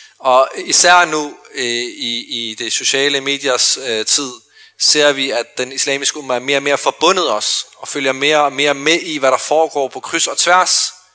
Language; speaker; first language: Danish; early bilingual, other home language; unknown